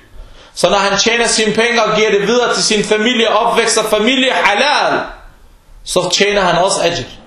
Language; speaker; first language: Danish; early bilingual, other home language; Arabic